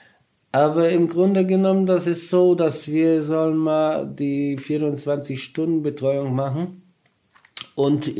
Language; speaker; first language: German; non-native, learner; Polish